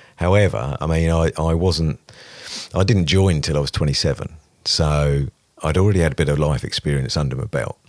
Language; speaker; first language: English; native; English